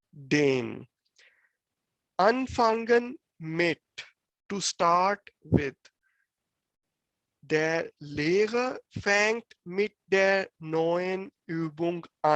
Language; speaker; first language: German; non-native, fluent; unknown